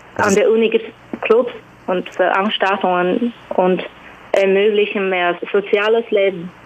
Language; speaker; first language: German; non-native, fluent; Chinese